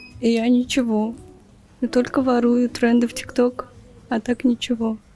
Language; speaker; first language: Russian; non-native, local second language; Turkmen